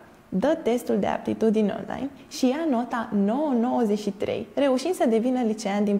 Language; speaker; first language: Romanian; native; Romanian